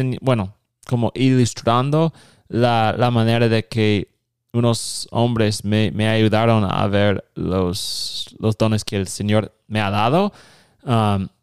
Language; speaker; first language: Spanish; non-native, fluent; English